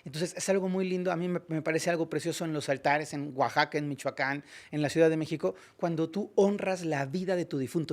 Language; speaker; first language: Spanish; native; Spanish